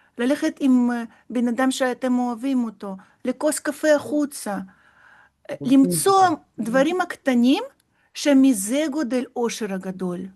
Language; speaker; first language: Hebrew; non-native, fluent; Russian